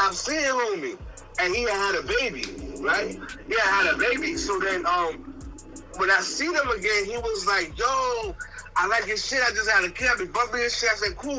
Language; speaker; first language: English; early bilingual, other home language; Spanish